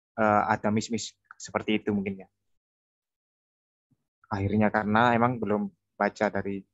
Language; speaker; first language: Indonesian; native; Indonesian